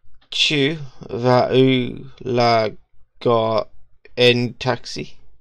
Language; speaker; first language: French; non-native, learner; English